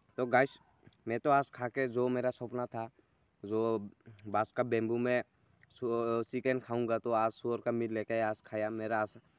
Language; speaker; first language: Hindi; non-native, local second language; Assamese